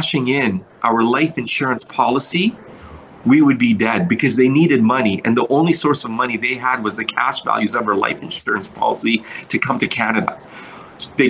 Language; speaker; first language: English; early bilingual, other home language; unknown